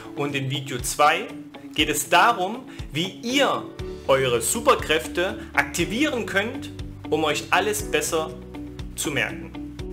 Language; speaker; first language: German; native; German